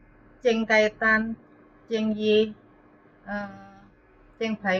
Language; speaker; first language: Cantonese; non-native, learner; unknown